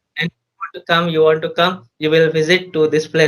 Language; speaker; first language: English; non-native, learner; Hindi